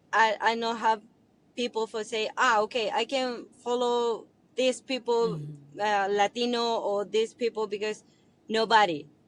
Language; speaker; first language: English; non-native, learner; Spanish